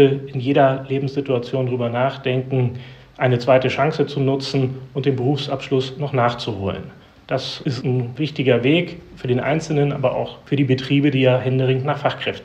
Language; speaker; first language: German; native; German